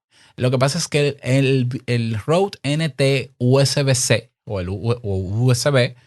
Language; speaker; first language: Spanish; native; Spanish